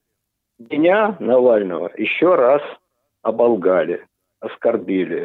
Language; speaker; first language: Russian; native; Russian